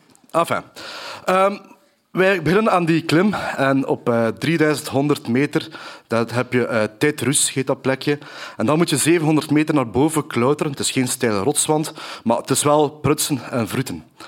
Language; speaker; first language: Dutch; native; Dutch